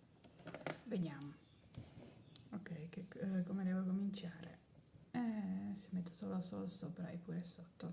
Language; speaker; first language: Italian; non-native, learner; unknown